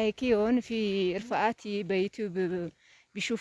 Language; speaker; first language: Arabic; non-native, learner; Amharic